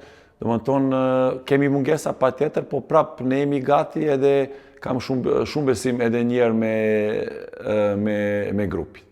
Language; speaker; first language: Albanian; non-native, fluent; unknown